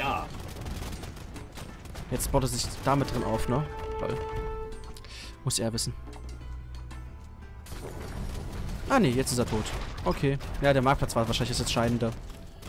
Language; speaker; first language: German; native; German